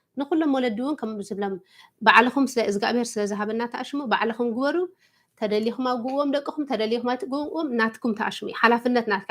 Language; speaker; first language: Tigrinya; early bilingual, heritage; Tigrinya